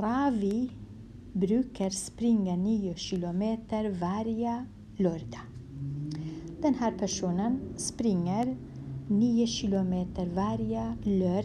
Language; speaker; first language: Swedish; non-native, fluent; Kurdish